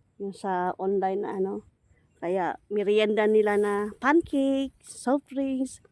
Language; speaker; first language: Filipino; non-native, local second language; Cebuano